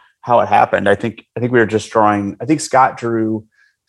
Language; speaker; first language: English; native; English